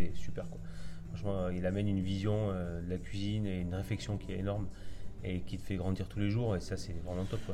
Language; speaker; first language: French; native; French